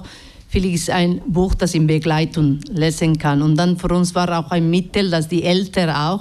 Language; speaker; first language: German; non-native, learner; Basque